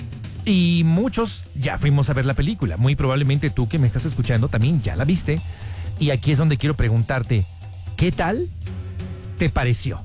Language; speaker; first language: Spanish; native; Spanish